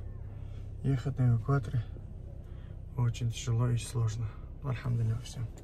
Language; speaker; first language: Russian; non-native, fluent; Tajik